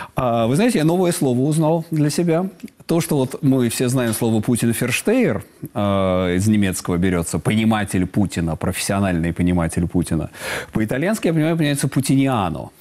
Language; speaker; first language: Russian; native; Russian